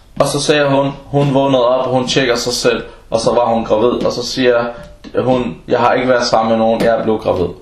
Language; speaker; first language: Danish; early bilingual, other home language; Arabic